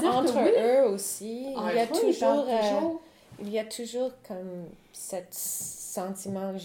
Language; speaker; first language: French; non-native, fluent; English